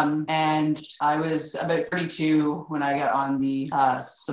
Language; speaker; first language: English; native; English